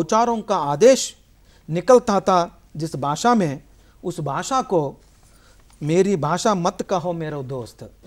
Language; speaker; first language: Hindi; non-native, local second language; Telugu